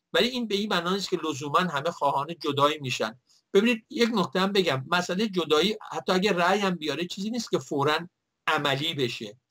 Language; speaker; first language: Persian; native; Persian